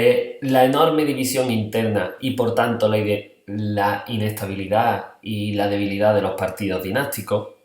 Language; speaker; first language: Spanish; native; Spanish